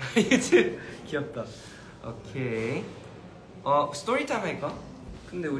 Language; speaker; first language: Korean; early bilingual, heritage; Korean